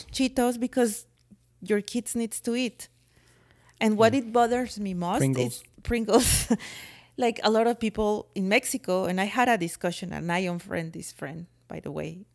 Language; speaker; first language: English; non-native, fluent; Spanish